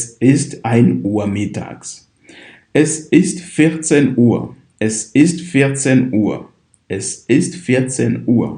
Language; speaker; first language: German; non-native, fluent; Kinyarwanda